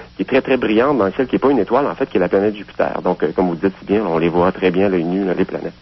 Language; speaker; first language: French; native; French